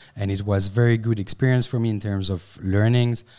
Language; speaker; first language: English; non-native, fluent; French